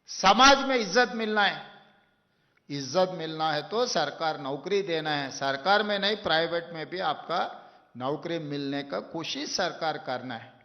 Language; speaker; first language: Hindi; non-native, local second language; Telugu